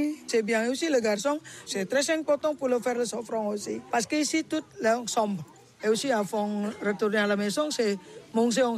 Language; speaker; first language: French; non-native, learner; Balinese